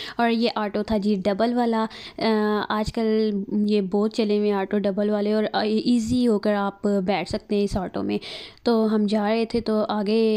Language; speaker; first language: Urdu; native; Urdu